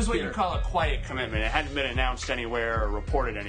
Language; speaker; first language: English; native; English